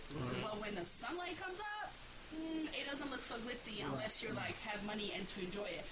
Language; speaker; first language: English; early bilingual, other home language; Bosnian